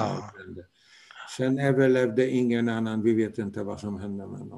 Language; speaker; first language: Swedish; non-native, fluent; Polish